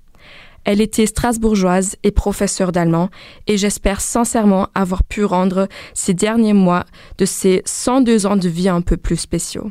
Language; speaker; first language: French; non-native, fluent; German